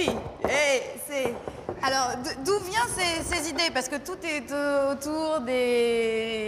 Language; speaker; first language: French; native; French